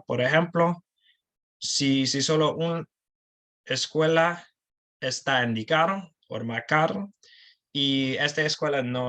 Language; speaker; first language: Spanish; non-native, learner; English